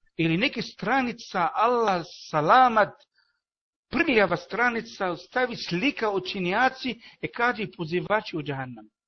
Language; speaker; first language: Bosnian; non-native, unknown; Arabic